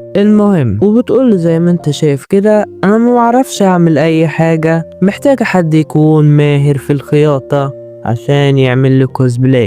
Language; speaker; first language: Arabic; native; Arabic